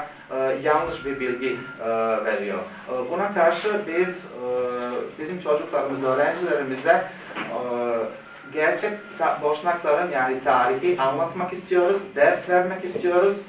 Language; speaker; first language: Turkish; non-native, fluent; Bosnian